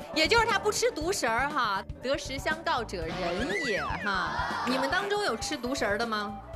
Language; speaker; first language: Chinese; native; Chinese